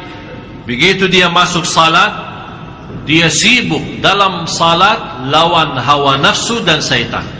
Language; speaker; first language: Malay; non-native, fluent; Arabic